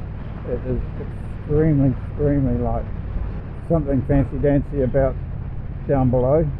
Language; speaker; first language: English; native; English